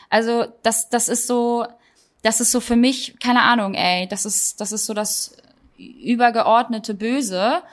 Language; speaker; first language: German; native; German